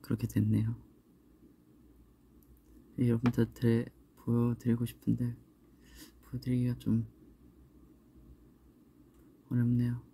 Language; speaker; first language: Korean; native; Korean